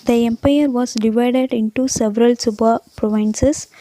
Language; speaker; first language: English; non-native, local second language; Tamil